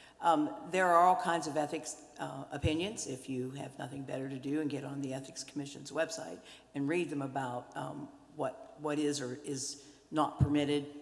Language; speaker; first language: English; native; English